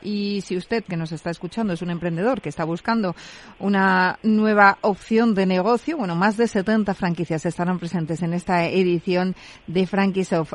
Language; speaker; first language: Spanish; native; Spanish